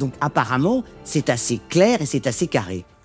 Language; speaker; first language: French; native; French